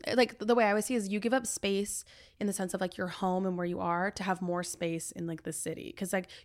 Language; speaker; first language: English; native; English